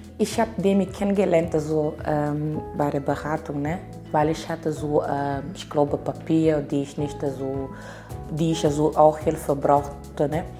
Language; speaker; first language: German; non-native, learner; Portuguese